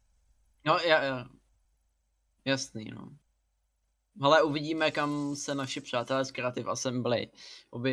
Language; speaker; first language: Czech; native; Czech